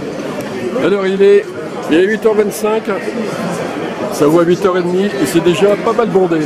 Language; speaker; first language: French; native; French